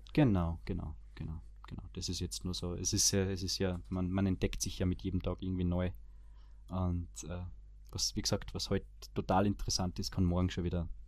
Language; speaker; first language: German; early bilingual, other home language; Bosnian